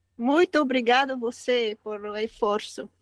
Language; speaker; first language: Portuguese; non-native, learner; Dutch